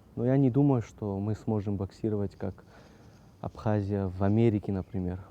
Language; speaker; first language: Russian; non-native, local second language; Abkhazian